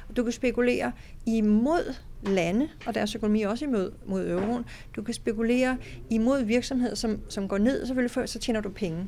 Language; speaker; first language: Danish; native; Danish